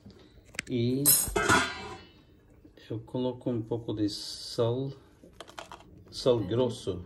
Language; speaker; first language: Portuguese; non-native, fluent; Norwegian